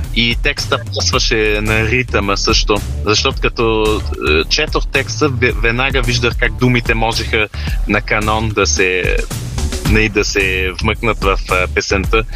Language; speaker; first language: Bulgarian; early bilingual, heritage; Bulgarian